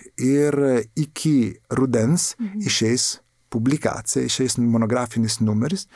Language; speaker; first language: Lithuanian; non-native, fluent; Italian